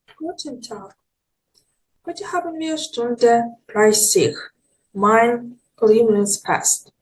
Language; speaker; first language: German; non-native, fluent; Ukrainian